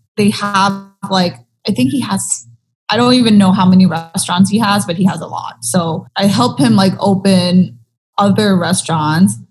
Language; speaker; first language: English; early bilingual, other home language; Thai